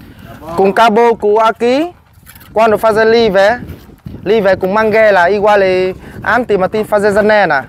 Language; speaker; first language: Portuguese; non-native, learner; Vietnamese